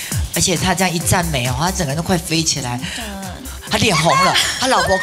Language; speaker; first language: Chinese; native; Chinese